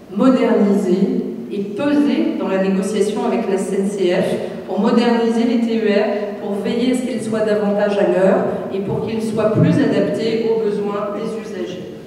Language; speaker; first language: French; native; French